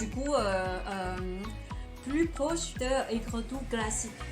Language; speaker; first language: French; non-native, fluent; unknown